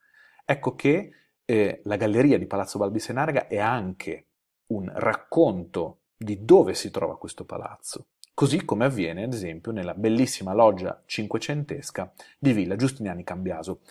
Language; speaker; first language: Italian; native; Italian